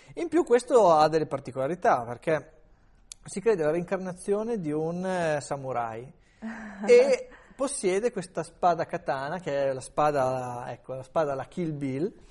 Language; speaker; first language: Italian; native; Italian